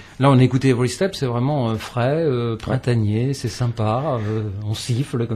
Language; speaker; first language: French; native; French